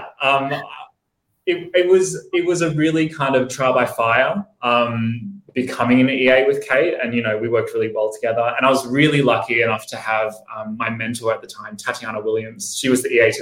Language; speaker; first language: English; native; English